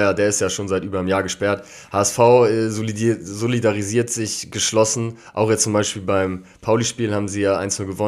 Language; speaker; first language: German; native; German